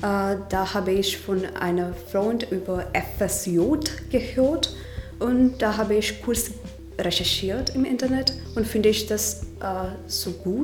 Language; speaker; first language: German; non-native, learner; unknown